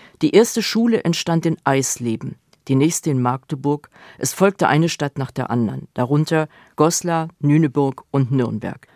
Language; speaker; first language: German; native; German